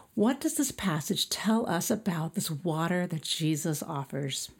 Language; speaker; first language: English; native; English